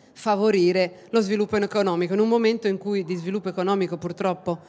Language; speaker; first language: Italian; native; Italian